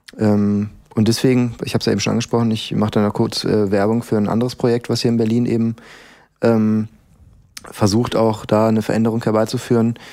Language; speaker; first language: German; native; German